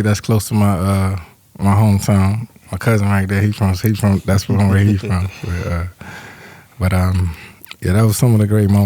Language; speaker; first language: English; native; English